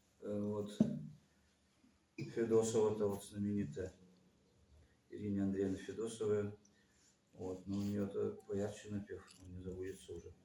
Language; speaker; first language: Russian; native; Russian